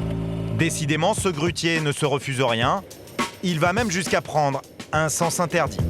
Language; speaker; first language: French; native; French